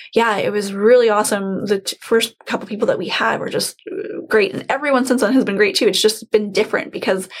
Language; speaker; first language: English; native; English